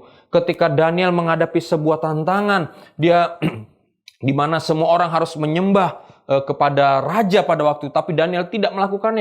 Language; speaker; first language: Indonesian; native; Indonesian